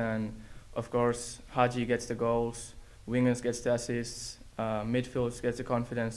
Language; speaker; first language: English; non-native, fluent; Finnish